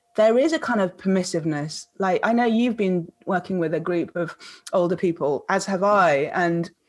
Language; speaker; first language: English; native; English